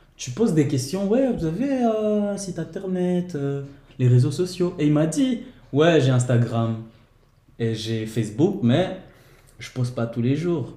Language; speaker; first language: French; early bilingual, other home language; Portuguese